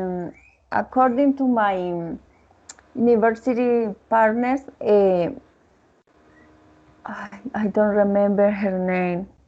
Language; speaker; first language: English; non-native, learner; Spanish